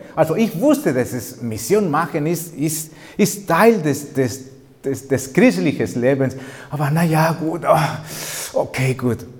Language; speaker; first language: German; non-native, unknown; Spanish